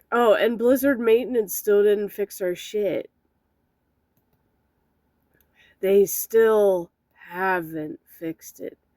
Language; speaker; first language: English; native; English